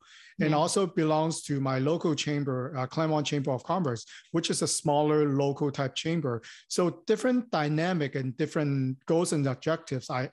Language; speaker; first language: English; non-native, local second language; Cantonese